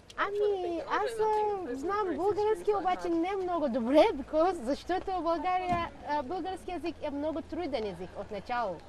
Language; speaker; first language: Bulgarian; non-native, learner; Hausa